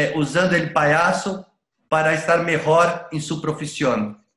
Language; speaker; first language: Spanish; non-native, learner; Portuguese